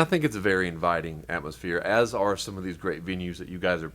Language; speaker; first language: English; native; English